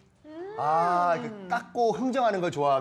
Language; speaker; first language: Korean; native; Korean